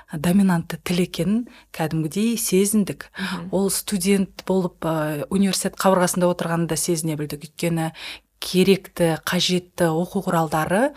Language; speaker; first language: Kazakh; native; Kazakh